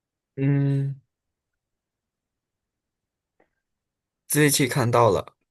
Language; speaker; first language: Chinese; non-native, learner; Indonesian